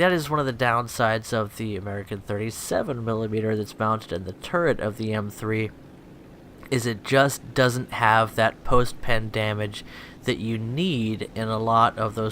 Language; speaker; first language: English; native; English